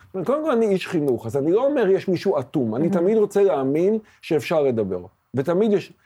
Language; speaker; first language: Hebrew; native; Hebrew